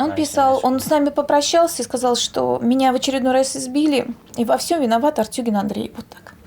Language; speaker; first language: Russian; native; Russian